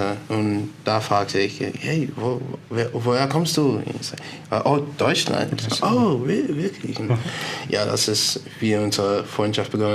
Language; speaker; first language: German; non-native, learner; English